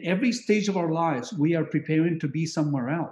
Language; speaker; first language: English; non-native, fluent; Spanish